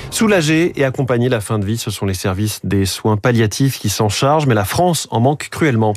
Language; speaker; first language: French; native; French